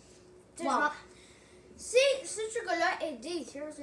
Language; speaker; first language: French; non-native, local second language; English